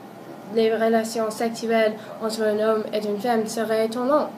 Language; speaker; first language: French; non-native, learner; English